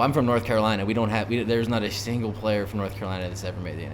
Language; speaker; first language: English; native; English